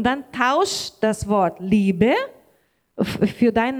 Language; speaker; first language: German; non-native, learner; Portuguese